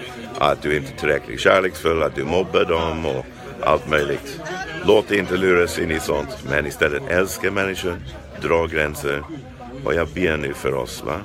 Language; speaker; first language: Swedish; non-native, fluent; English